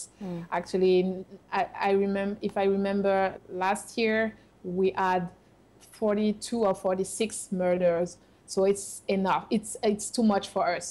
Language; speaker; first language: English; non-native, fluent; French